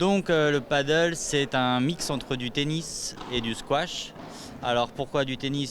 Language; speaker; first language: French; native; French